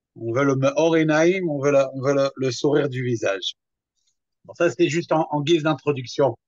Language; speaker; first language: French; native; French